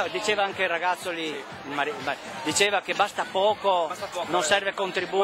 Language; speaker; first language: Italian; native; Italian